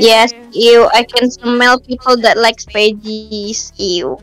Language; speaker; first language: English; non-native, learner; Indonesian